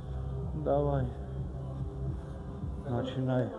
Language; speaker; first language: Russian; non-native, fluent; Armenian